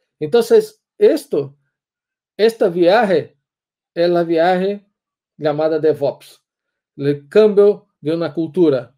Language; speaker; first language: Portuguese; native; Portuguese